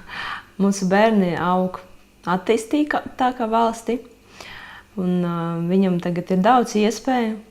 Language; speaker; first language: Latvian; non-native, local second language; Russian